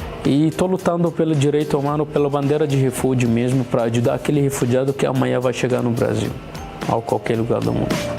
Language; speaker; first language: Portuguese; non-native, learner; Arabic